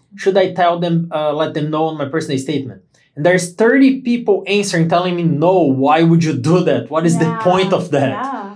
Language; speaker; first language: English; non-native, fluent; Portuguese